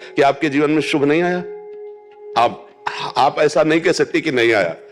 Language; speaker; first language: Hindi; native; Hindi